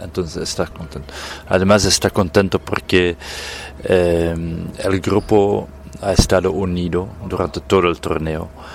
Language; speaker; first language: Spanish; non-native, fluent; Dutch